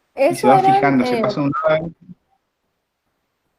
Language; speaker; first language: Spanish; native; Spanish